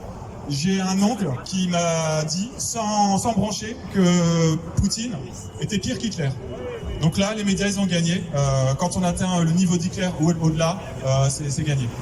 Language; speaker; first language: French; native; French